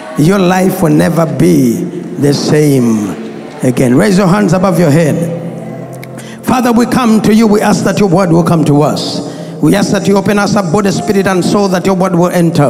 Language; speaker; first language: English; non-native, local second language; Ganda